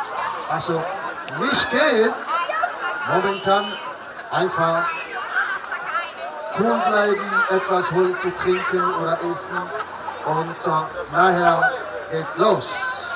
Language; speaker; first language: German; non-native, learner; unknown